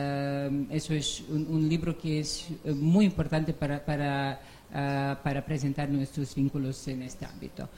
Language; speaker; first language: Spanish; non-native, fluent; Serbian